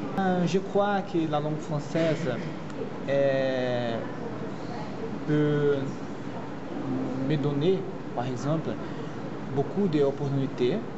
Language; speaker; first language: French; non-native, learner; Portuguese